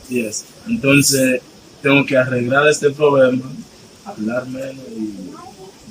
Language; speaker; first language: Spanish; non-native, fluent; Haitian Creole